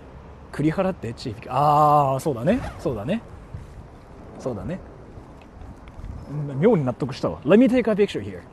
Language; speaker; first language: Japanese; native; Japanese